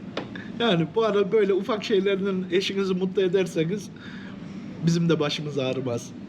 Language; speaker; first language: Turkish; early bilingual, heritage; Turkish